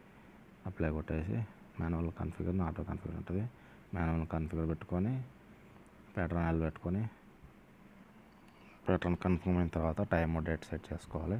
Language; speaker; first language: Telugu; native; Telugu